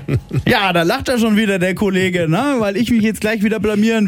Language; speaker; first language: German; native; German